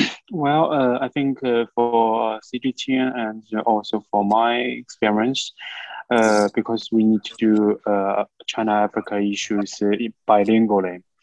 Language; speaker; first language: English; non-native, fluent; Chinese